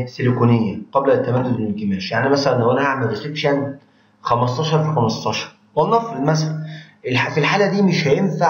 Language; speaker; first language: Arabic; native; Arabic